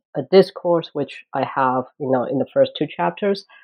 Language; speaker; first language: English; non-native, fluent; Chinese